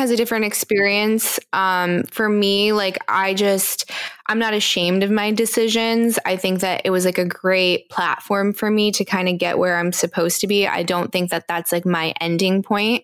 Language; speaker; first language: English; native; English